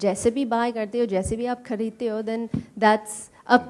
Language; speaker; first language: Hindi; non-native, learner; English